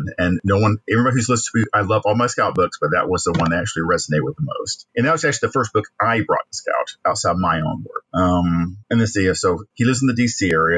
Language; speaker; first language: English; native; English